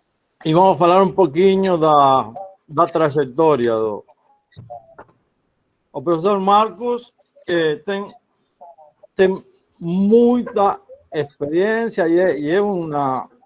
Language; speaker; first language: Portuguese; non-native, fluent; Spanish